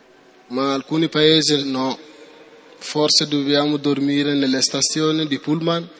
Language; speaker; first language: Italian; non-native, learner; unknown